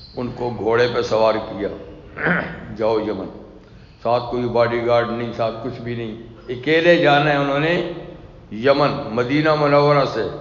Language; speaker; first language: Urdu; non-native, local second language; Pashto